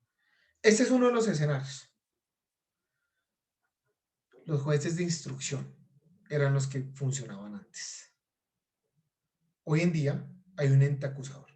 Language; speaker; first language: Spanish; native; Spanish